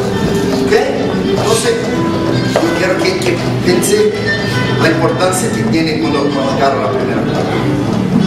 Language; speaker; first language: Spanish; non-native, learner; Portuguese